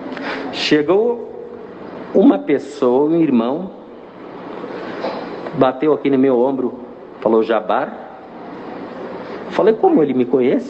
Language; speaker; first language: Portuguese; non-native, fluent; Arabic